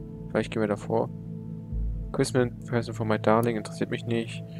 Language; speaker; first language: German; native; German